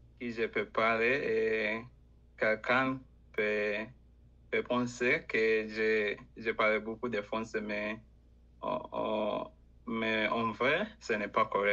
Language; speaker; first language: French; non-native, learner; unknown